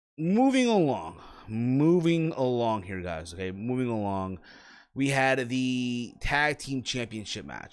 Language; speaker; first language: English; native; English